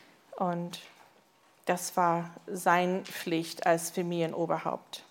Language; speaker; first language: German; non-native, fluent; English